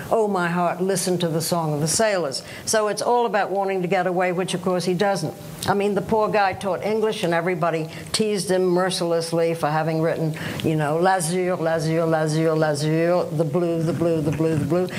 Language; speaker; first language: English; native; English